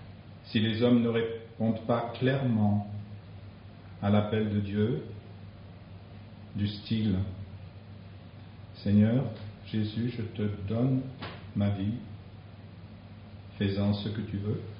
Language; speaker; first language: French; native; French